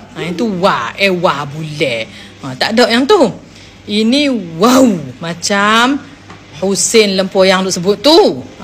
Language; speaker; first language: Malay; native; Malay